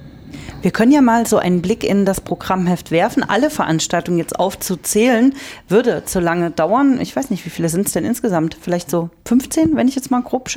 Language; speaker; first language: German; native; German